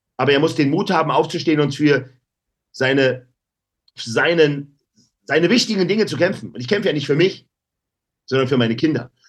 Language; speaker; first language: German; native; German